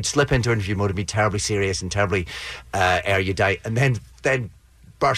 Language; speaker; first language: English; native; English